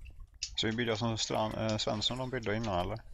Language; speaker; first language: Swedish; native; Swedish